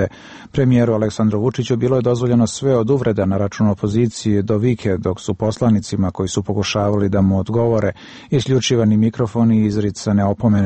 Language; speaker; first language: Bosnian; native; Bosnian